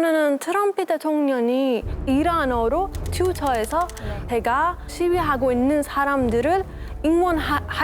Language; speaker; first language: Korean; non-native, fluent; Persian